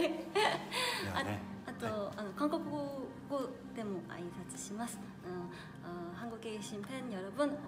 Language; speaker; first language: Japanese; non-native, fluent; Korean